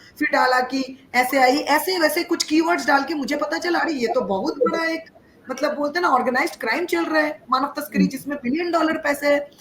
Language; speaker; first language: Hindi; non-native, local second language; Bangla